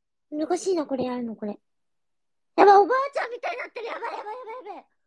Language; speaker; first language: Japanese; native; Japanese